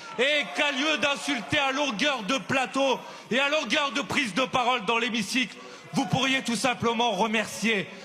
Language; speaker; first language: French; native; French